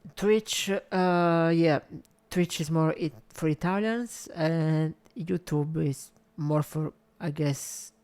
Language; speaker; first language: English; non-native, fluent; Italian